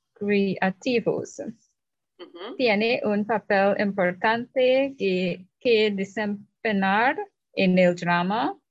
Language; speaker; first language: Spanish; non-native, learner; English